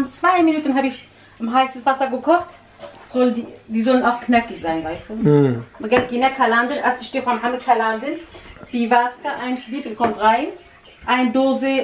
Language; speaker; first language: German; non-native, learner; Central Kurdish